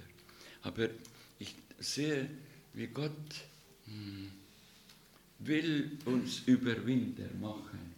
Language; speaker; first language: German; non-native, learner; Russian